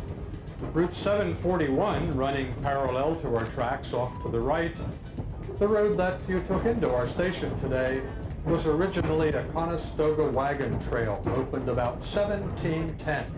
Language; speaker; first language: English; native; English